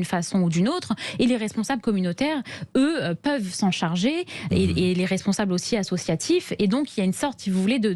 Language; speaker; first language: French; native; French